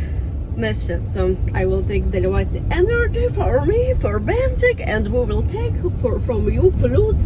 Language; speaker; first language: English; non-native, learner; Arabic